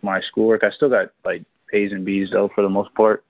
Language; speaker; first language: English; native; English